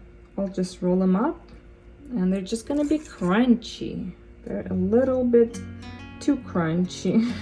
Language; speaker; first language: English; non-native, fluent; Russian